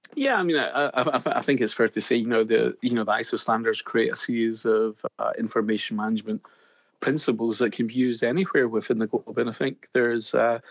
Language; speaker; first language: English; native; English